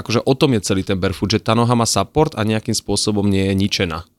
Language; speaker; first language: Slovak; native; Slovak